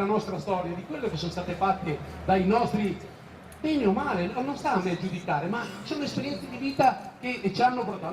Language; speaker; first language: Italian; native; Italian